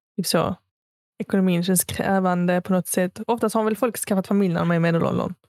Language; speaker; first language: Swedish; native; Swedish